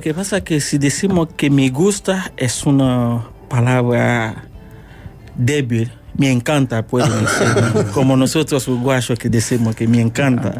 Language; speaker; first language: Spanish; non-native, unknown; Yoruba